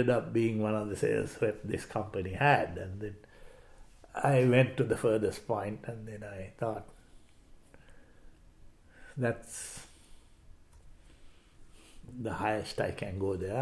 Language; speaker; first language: English; non-native, local second language; Sinhala